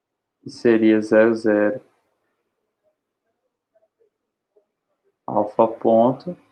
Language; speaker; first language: Portuguese; native; Portuguese